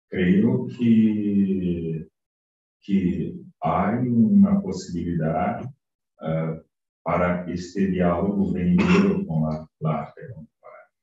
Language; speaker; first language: Spanish; non-native, fluent; Portuguese